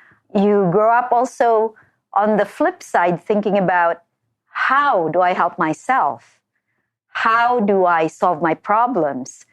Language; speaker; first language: English; non-native, local second language; Filipino